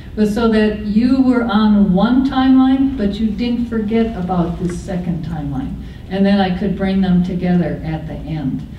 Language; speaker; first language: English; native; English